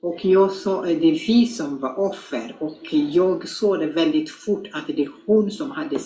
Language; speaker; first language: Swedish; non-native, fluent; Lingala